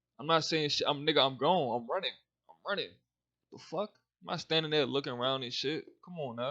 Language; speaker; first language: English; native; English